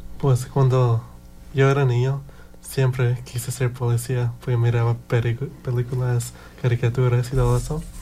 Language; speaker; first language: Spanish; early bilingual, heritage; Spanish